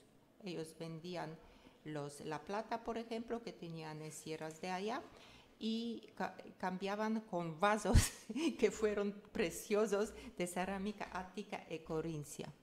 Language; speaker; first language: Spanish; non-native, fluent; Polish